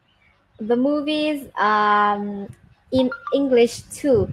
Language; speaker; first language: English; non-native, learner; Vietnamese